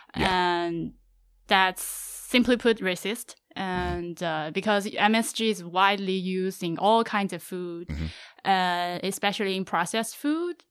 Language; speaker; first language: English; non-native, fluent; Chinese